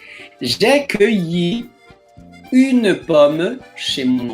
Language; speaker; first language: French; non-native, fluent; Portuguese